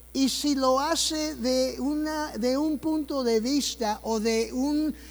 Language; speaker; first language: Spanish; early bilingual, heritage; Spanish